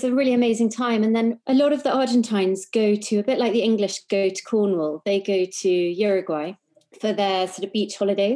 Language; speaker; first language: English; native; English